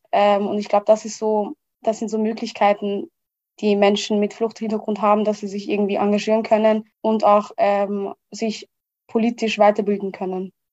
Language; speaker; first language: German; early bilingual, other home language; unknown